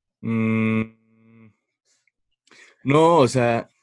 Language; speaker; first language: Spanish; native; Spanish